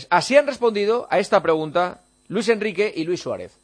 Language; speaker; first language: Spanish; native; Spanish